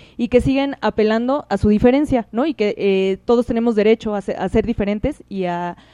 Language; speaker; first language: Spanish; native; Spanish